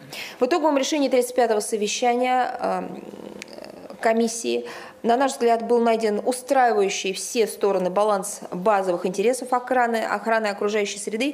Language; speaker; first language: Russian; native; Russian